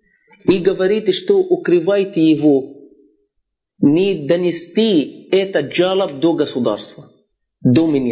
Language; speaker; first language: Russian; non-native, fluent; Arabic